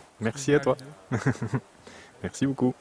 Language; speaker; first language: French; native; French